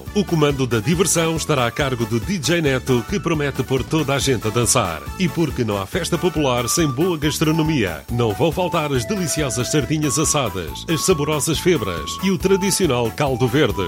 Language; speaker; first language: Portuguese; native; Portuguese